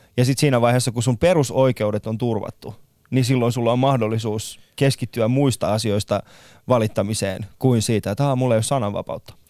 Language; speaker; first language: Finnish; non-native, fluent; Persian